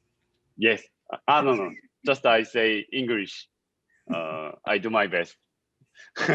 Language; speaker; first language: English; non-native, learner; Korean